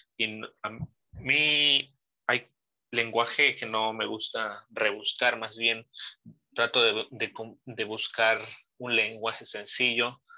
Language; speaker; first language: Spanish; native; Spanish